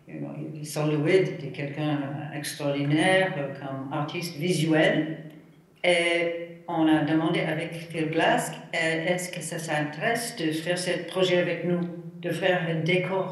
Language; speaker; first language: French; non-native, fluent; English